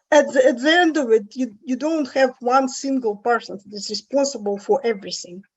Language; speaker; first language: English; non-native, fluent; Russian